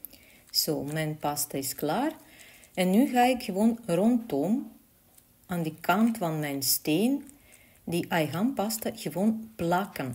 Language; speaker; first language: Dutch; non-native, learner; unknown